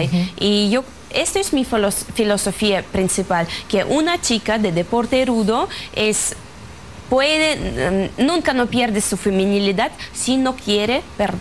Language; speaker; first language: Spanish; non-native, fluent; Russian